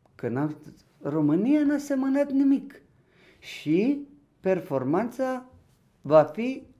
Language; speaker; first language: Romanian; non-native, local second language; Ukrainian